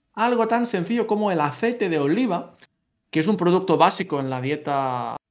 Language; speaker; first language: Spanish; native; Spanish